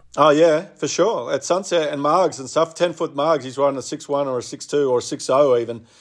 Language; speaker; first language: English; native; English